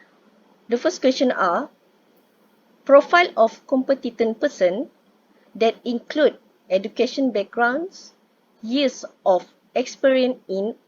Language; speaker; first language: English; non-native, local second language; Malay